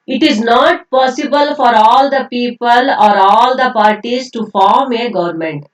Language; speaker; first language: English; non-native, local second language; Kannada